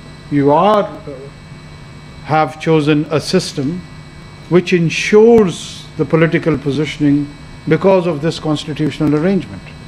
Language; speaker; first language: English; non-native, local second language; Pashto